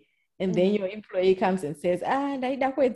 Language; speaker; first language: English; non-native, local second language; Shona